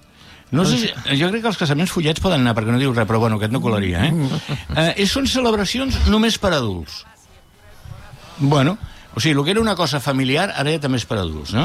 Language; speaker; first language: Catalan; native; Catalan